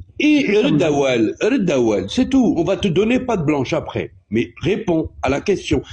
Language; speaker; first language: French; non-native, local second language; Kabyle